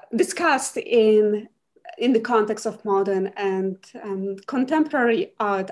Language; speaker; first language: English; non-native, fluent; Polish